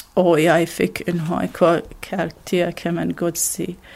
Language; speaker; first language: Danish; non-native, learner; Arabic